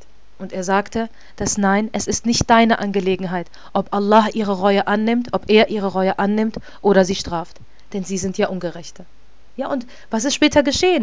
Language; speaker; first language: German; native; German